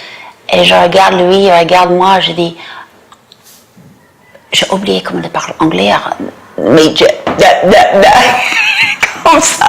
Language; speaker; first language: French; non-native, learner; English